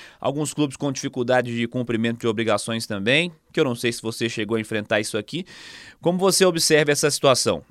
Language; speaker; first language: Portuguese; native; Portuguese